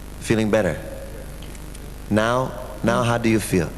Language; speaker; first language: English; non-native, fluent; Thai